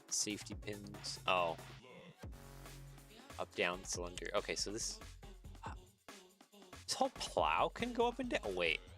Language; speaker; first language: English; native; English